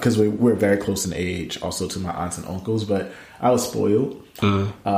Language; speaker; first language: English; native; English